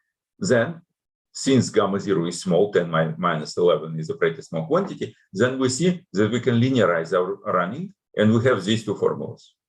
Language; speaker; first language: English; non-native, fluent; Russian